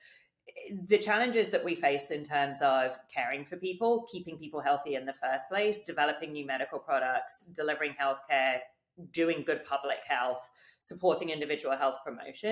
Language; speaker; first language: English; native; English